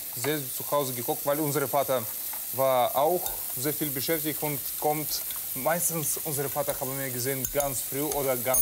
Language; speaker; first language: German; non-native, learner; Russian